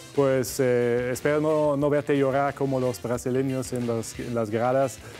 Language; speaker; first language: Spanish; non-native, fluent; German